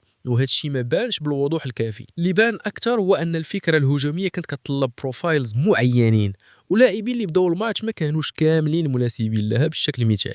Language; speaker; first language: Arabic; native; Arabic